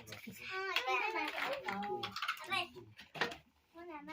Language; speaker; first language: Spanish; native; Spanish